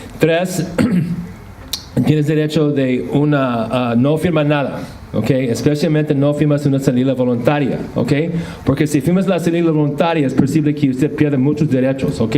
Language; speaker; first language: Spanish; non-native, fluent; English